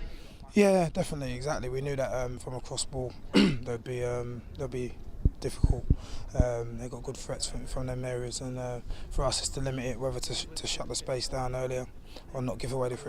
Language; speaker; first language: English; native; English